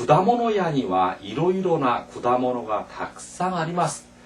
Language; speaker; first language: Japanese; non-native, fluent; Korean